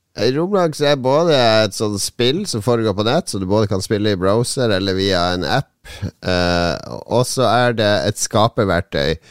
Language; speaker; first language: Norwegian; native; Norwegian